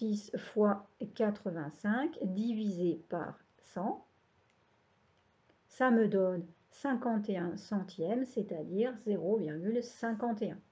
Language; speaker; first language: French; native; French